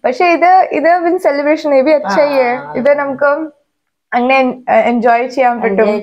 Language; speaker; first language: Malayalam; non-native, local second language; Hindi